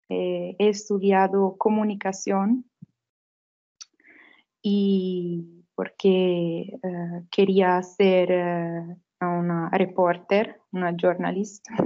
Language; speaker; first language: Spanish; non-native, fluent; Italian